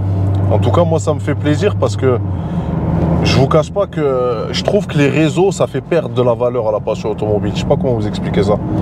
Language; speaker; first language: French; native; French